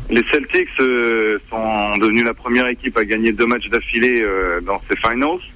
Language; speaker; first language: French; native; French